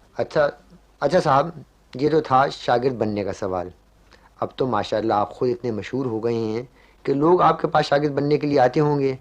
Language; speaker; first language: Urdu; native; Urdu